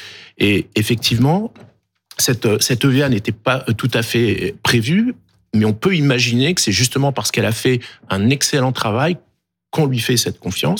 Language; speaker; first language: French; native; French